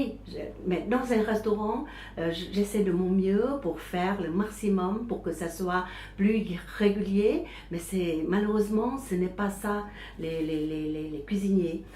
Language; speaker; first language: French; early bilingual, other home language; Vietnamese